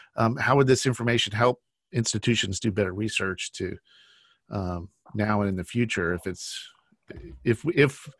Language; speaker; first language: English; native; English